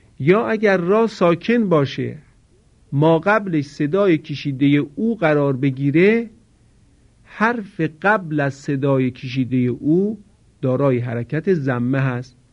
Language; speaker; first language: Persian; native; Persian